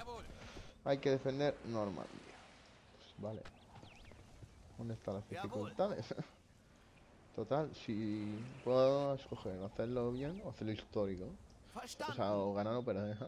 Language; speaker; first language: Spanish; native; Spanish